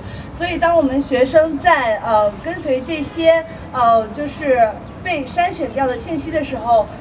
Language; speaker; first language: Chinese; early bilingual, other home language; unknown